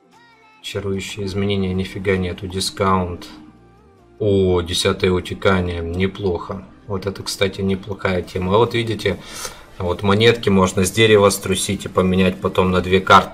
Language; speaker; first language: Russian; native; Russian